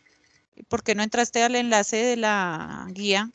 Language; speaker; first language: Spanish; native; Spanish